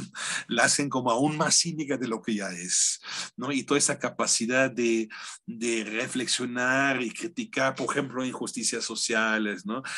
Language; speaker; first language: Spanish; non-native, fluent; German